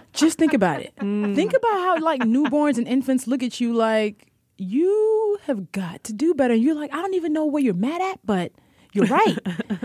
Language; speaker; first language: English; native; English